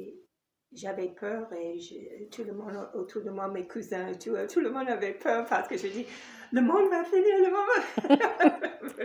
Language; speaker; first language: French; non-native, fluent; English